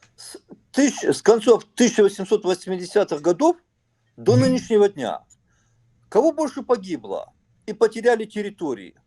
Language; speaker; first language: Russian; native; Russian